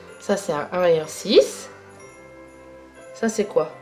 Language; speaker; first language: French; native; French